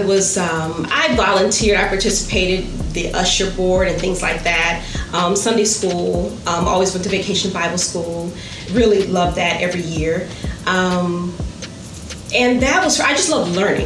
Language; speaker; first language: English; native; English